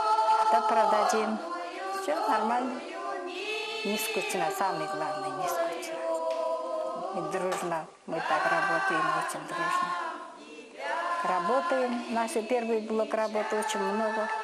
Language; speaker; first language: Russian; non-native, local second language; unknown